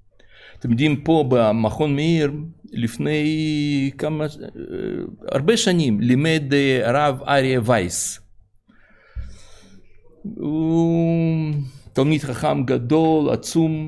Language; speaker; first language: Hebrew; non-native, fluent; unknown